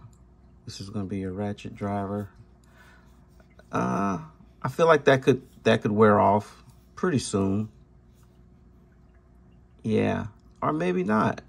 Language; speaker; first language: English; native; English